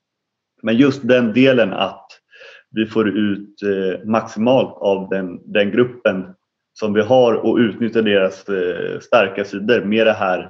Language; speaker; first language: Swedish; native; Swedish